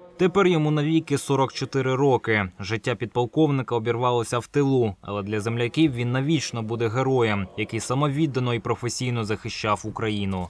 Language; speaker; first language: Ukrainian; native; Ukrainian